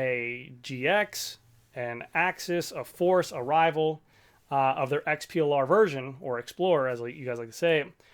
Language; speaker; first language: English; native; English